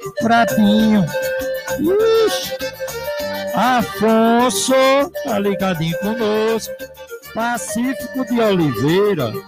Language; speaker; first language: Portuguese; native; Portuguese